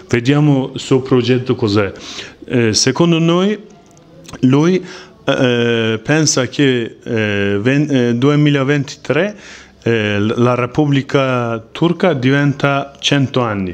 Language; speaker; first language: Italian; non-native, learner; Kurdish